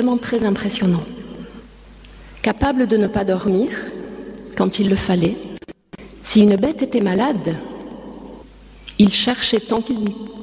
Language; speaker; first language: French; native; French